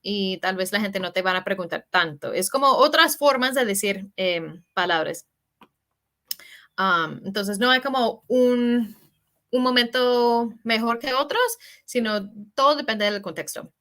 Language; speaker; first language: Spanish; non-native, fluent; English